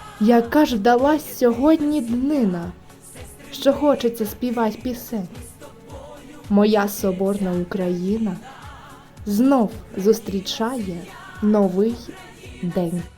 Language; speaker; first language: Ukrainian; native; Ukrainian